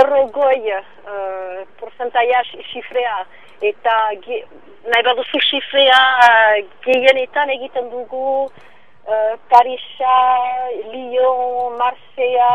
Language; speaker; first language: Basque; non-native, local second language; French